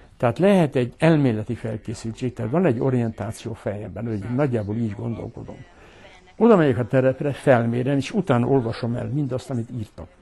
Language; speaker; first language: Hungarian; early bilingual, heritage; Hungarian